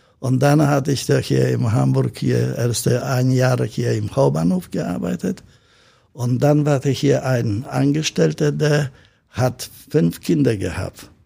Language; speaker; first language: German; non-native, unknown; Polish